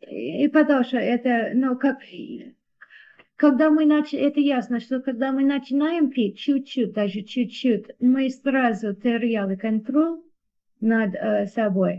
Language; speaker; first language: Russian; non-native, learner; English